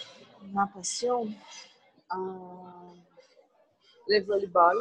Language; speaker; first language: French; non-native, learner; Portuguese